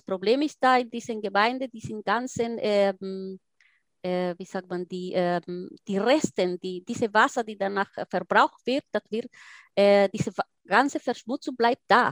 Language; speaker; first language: German; non-native, fluent; Spanish